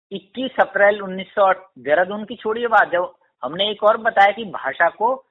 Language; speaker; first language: Hindi; native; Hindi